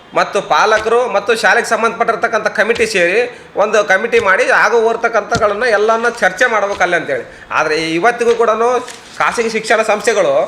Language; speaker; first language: Kannada; native; Kannada